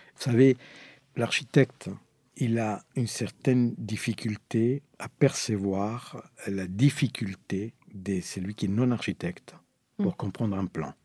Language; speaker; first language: French; non-native, fluent; Spanish